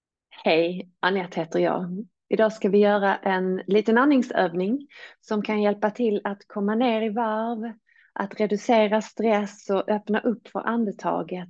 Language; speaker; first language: Swedish; native; Swedish